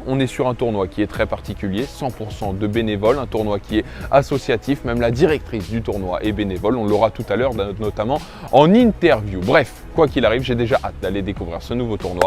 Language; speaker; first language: French; native; French